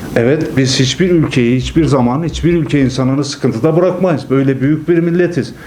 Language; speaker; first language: Turkish; native; Turkish